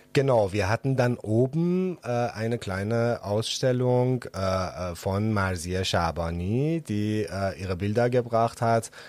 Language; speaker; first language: German; non-native, fluent; Persian